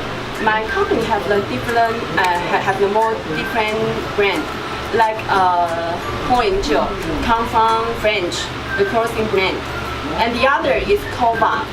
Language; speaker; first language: English; non-native, learner; Chinese